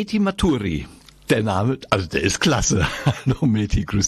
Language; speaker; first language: German; native; German